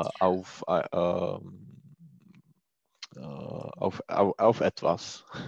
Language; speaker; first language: German; non-native, learner; Czech